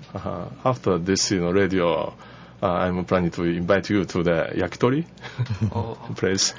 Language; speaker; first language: English; non-native, learner; Japanese